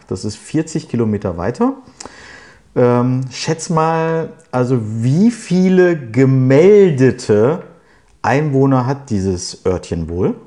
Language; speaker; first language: German; early bilingual, other home language; Turkish